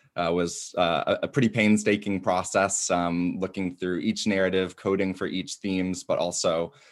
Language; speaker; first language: English; native; English